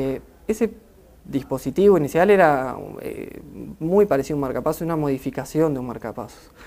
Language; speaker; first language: Spanish; native; Spanish